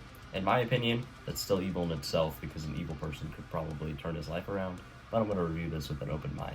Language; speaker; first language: English; native; English